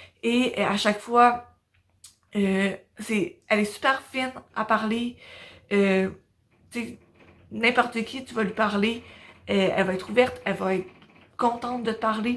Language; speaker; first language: French; native; French